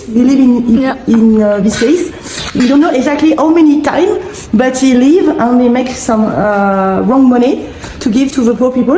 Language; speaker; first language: English; non-native, learner; French